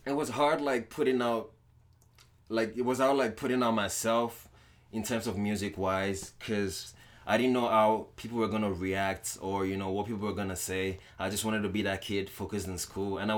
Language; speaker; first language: English; non-native, local second language; Yoruba